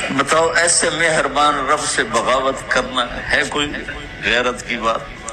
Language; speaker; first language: Urdu; non-native, local second language; Punjabi